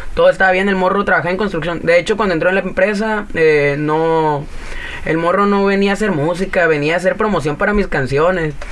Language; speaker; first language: Spanish; native; Spanish